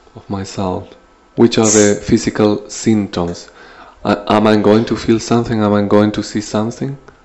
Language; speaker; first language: English; non-native, learner; Spanish